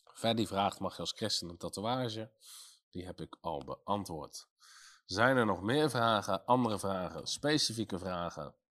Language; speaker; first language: Dutch; native; Dutch